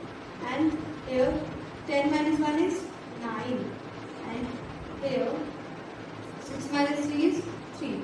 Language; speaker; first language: English; non-native, local second language; Hindi